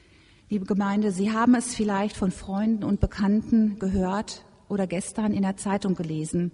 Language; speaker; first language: German; native; German